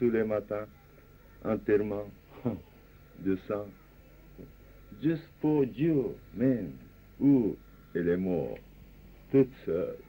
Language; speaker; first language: French; non-native, fluent; Japanese